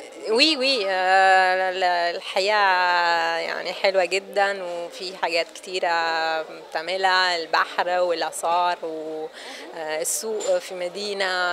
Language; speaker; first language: Arabic; non-native, fluent; Italian